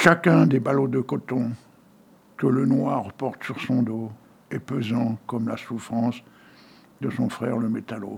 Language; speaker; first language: French; native; French